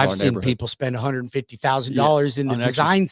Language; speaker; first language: English; native; English